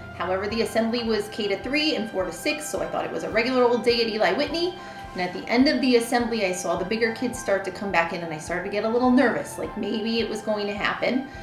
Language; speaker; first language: English; native; English